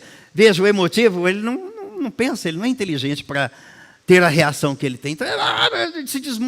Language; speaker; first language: Portuguese; native; Portuguese